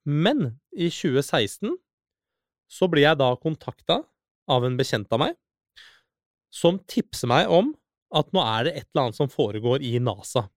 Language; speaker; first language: Norwegian; early bilingual, other home language; Persian